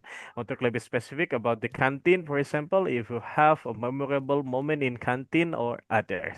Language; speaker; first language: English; non-native, fluent; Indonesian